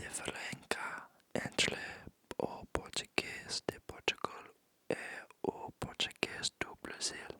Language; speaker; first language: Portuguese; non-native, learner; English